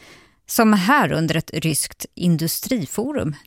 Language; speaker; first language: Swedish; native; Swedish